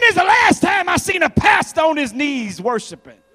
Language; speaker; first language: English; native; English